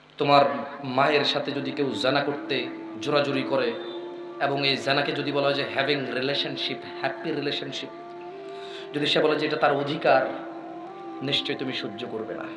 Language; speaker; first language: Bangla; early bilingual, heritage; Bangla